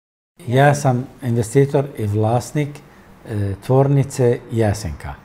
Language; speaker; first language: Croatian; non-native, fluent; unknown